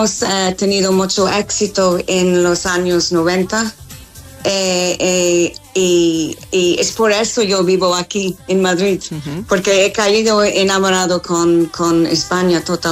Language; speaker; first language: Spanish; non-native, fluent; English